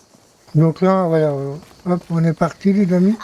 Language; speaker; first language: French; native; French